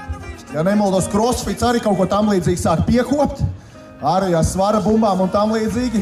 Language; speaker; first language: Latvian; non-native, local second language; Russian